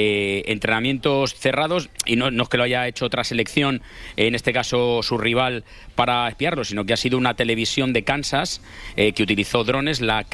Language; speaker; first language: Spanish; native; Spanish